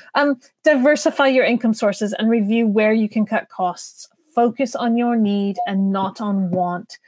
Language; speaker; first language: English; native; English